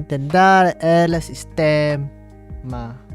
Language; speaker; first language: Spanish; non-native, learner; English